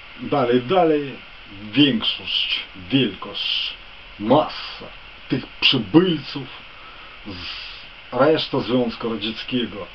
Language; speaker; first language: Polish; non-native, fluent; Ukrainian